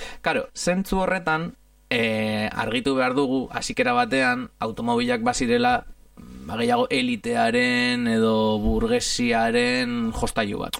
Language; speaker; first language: Basque; non-native, fluent; Italian